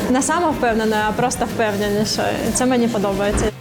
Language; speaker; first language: Ukrainian; native; Ukrainian